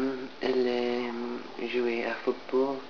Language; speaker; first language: French; non-native, learner; English